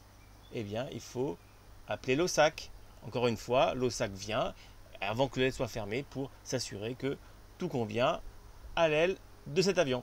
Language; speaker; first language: French; native; French